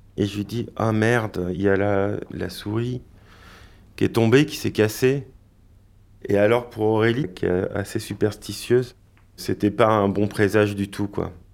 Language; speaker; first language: French; native; French